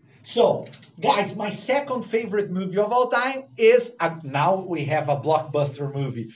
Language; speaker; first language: English; non-native, fluent; Portuguese